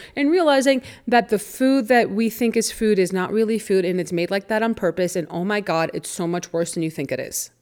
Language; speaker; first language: English; native; English